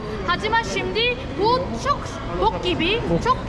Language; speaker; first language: Turkish; non-native, learner; Korean